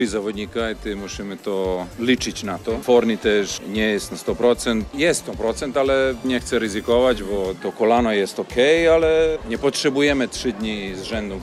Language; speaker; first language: Polish; non-native, fluent; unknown